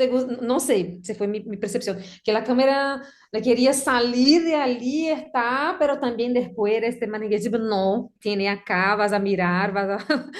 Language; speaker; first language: Spanish; non-native, learner; Portuguese